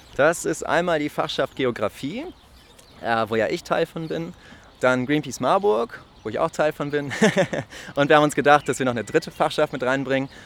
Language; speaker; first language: German; native; German